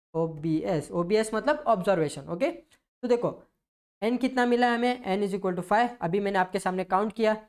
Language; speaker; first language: Hindi; non-native, local second language; Marathi